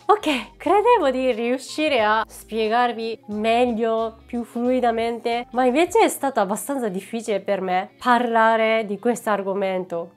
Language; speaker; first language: Italian; non-native, fluent; Japanese